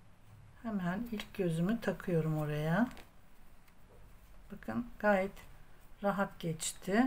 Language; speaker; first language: Turkish; native; Turkish